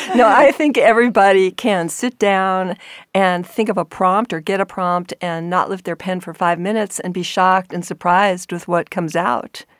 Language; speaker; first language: English; native; English